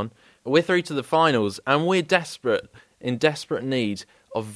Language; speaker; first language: English; native; English